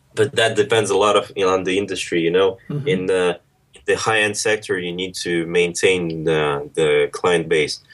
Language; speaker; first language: English; early bilingual, other home language; Russian